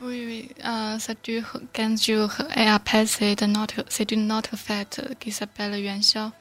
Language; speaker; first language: French; non-native, learner; Chinese